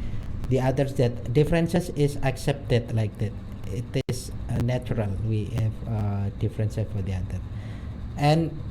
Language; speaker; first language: English; non-native, learner; Indonesian